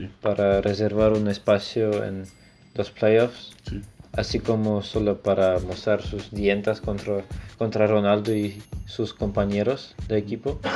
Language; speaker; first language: Spanish; non-native, learner; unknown